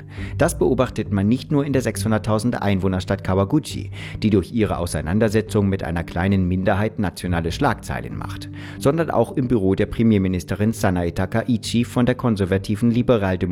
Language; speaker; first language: German; native; German